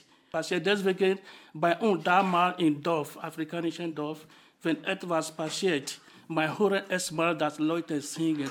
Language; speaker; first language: German; non-native, fluent; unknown